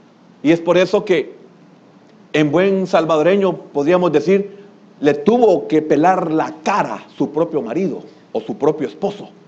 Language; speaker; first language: Spanish; native; Spanish